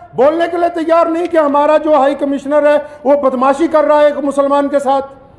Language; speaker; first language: Hindi; native; Hindi